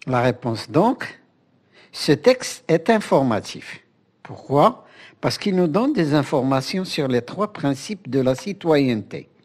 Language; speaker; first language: French; non-native, local second language; Arabic